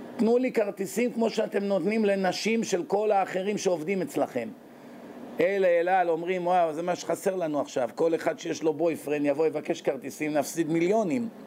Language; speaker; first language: Hebrew; native; Hebrew